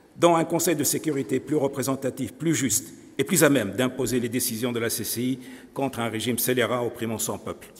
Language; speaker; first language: French; non-native, local second language; Arabic